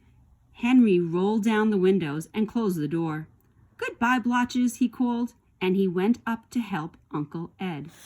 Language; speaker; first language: English; native; English